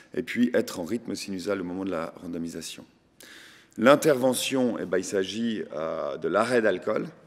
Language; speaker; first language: French; native; French